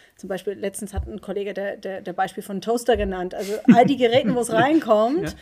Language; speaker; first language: German; non-native, fluent; Dutch